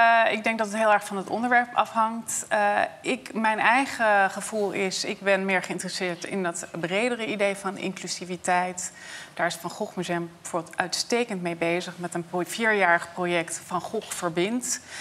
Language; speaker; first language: Dutch; non-native, fluent; English